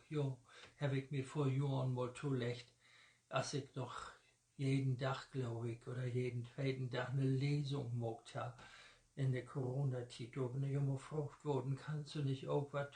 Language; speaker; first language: German; native; German